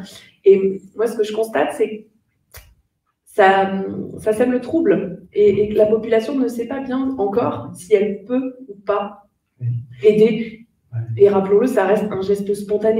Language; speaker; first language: French; native; French